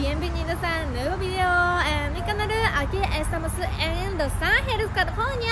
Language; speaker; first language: Spanish; non-native, learner; Japanese